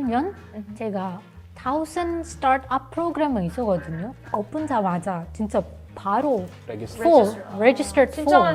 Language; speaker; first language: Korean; non-native, fluent; Indonesian